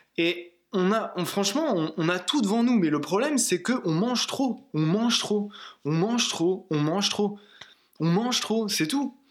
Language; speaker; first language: French; native; French